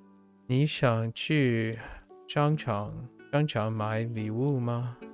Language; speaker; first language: Chinese; non-native, learner; English